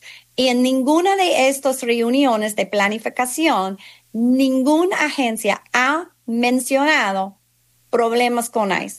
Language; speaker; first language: Spanish; non-native, fluent; English